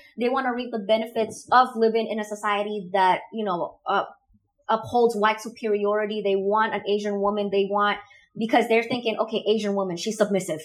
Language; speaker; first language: English; non-native, fluent; Indonesian